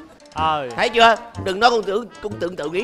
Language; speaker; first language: Vietnamese; native; Vietnamese